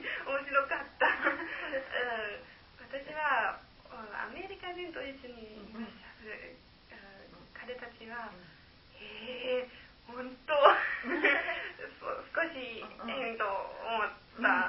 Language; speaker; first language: Japanese; non-native, learner; German